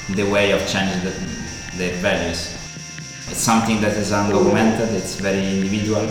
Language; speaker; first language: English; non-native, fluent; Italian